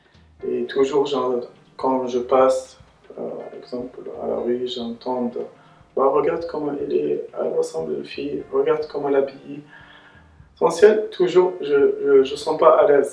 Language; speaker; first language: French; non-native, local second language; Arabic